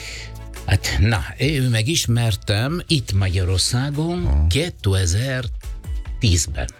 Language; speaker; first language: Hungarian; non-native, learner; Italian